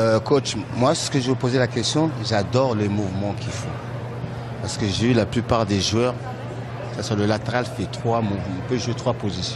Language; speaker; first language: French; native; French